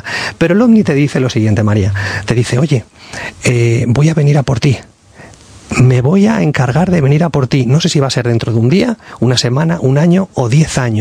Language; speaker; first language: Spanish; native; Spanish